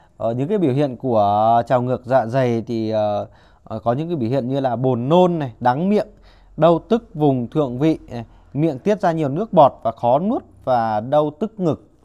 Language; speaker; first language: Vietnamese; native; Vietnamese